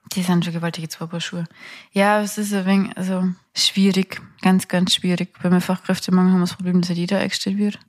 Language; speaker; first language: German; native; German